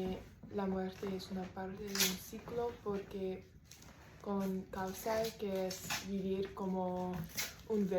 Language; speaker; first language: Spanish; non-native, learner; English